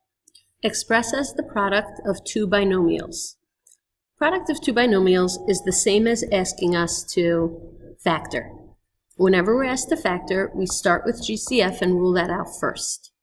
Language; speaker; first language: English; native; English